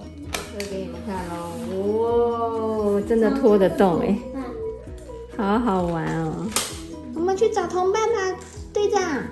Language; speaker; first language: Chinese; native; Chinese